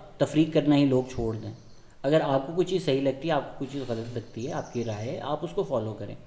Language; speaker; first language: Urdu; native; Urdu